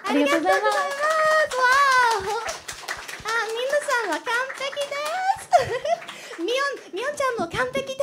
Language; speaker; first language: Japanese; non-native, learner; English